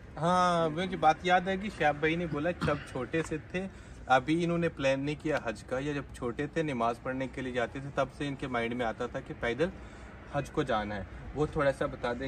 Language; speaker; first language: Hindi; native; Hindi